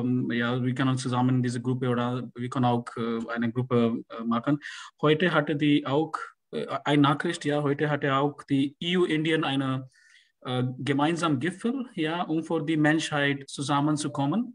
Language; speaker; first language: German; non-native, learner; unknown